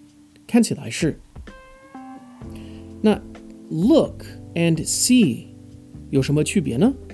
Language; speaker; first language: Chinese; non-native, fluent; English